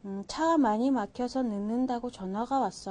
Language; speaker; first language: Korean; non-native, fluent; Mongolian